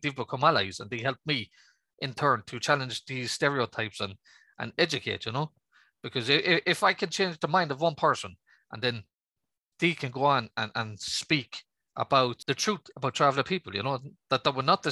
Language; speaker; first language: English; native; English